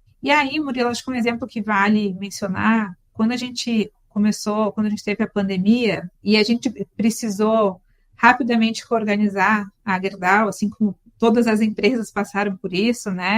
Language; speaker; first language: Portuguese; native; Portuguese